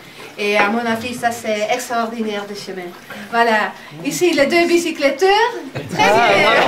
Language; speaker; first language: French; non-native, fluent; Dutch